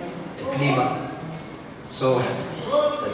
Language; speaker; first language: Spanish; non-native, learner; Portuguese